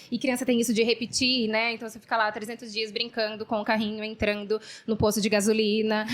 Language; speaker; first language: Portuguese; native; Portuguese